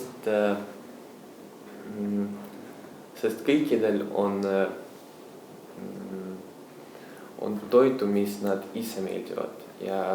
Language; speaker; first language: Estonian; non-native, local second language; Russian